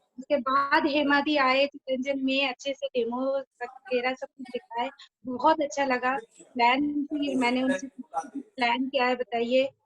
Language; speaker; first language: Hindi; non-native, local second language; Bangla